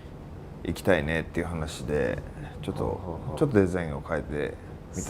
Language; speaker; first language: Japanese; native; Japanese